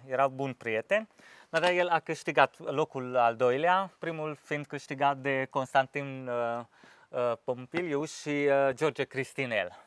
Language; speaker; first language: Romanian; non-native, fluent; French